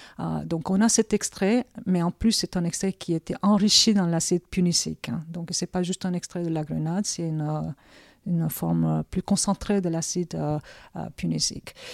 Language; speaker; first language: French; early bilingual, other home language; Korean